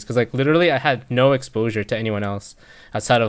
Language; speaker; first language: English; native; English